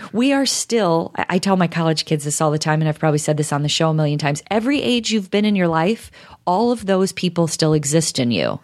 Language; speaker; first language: English; native; English